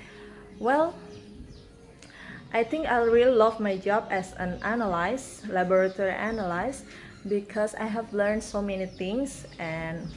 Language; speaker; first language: English; non-native, learner; Indonesian